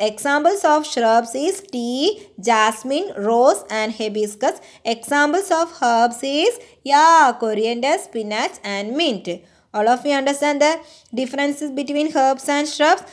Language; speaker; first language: English; non-native, local second language; Malayalam